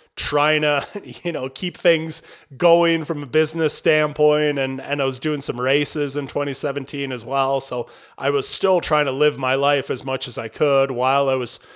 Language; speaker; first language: English; native; English